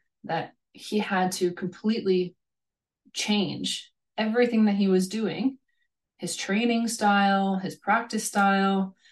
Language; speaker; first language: English; native; English